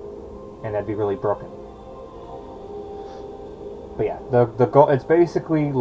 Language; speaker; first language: English; native; English